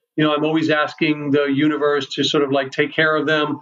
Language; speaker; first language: English; native; English